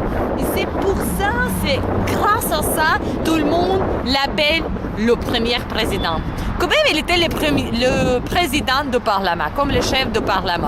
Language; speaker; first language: French; non-native, learner; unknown